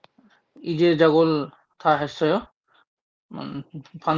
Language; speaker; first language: Korean; non-native, learner; Bangla